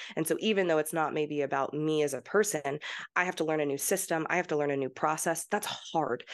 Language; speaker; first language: English; early bilingual, heritage; English